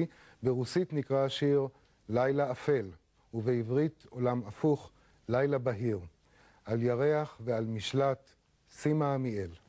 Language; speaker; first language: Hebrew; native; Hebrew